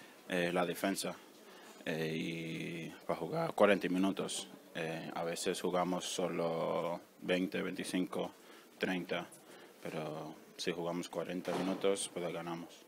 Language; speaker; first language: Spanish; non-native, learner; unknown